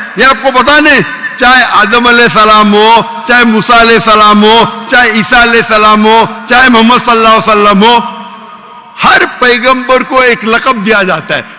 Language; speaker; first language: Urdu; non-native, local second language; Konkani